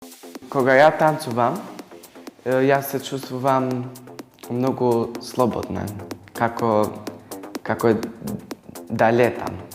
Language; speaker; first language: Macedonian; non-native, local second language; Albanian